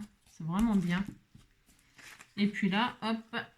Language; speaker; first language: French; native; French